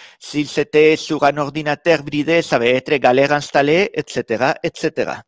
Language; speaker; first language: French; non-native, fluent; Spanish